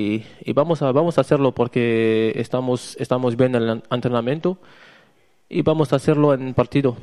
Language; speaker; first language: Spanish; non-native, learner; French